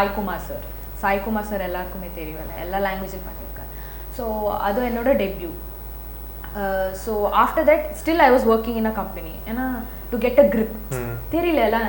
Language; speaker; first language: Tamil; non-native, learner; Kannada